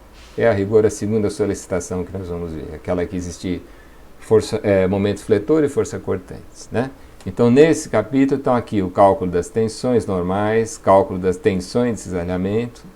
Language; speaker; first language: Portuguese; native; Portuguese